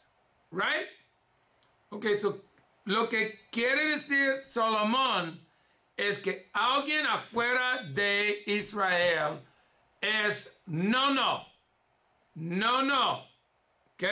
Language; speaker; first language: Spanish; early bilingual, heritage; English